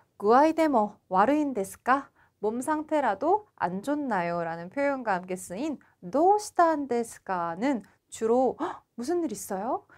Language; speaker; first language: Korean; native; Korean